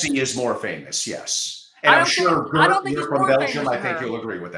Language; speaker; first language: English; native; English